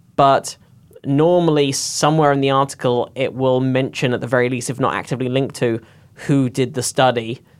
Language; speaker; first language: English; native; English